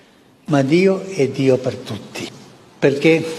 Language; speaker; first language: Italian; non-native, fluent; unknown